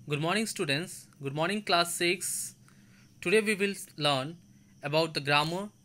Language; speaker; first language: English; non-native, local second language; Bangla